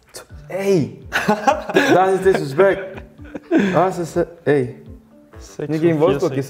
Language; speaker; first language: German; non-native, learner; Danish